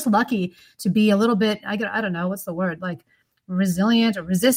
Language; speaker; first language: English; native; English